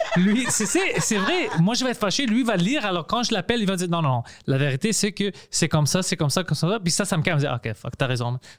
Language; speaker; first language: French; non-native, local second language; English